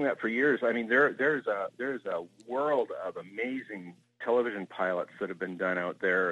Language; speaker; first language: English; native; English